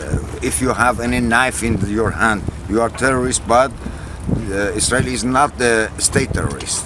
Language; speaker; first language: English; non-native, learner; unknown